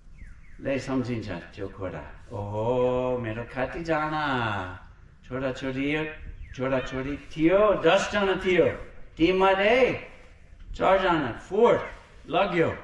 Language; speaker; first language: Nepali; non-native, fluent; English